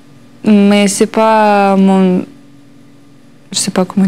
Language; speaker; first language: French; non-native, learner; Russian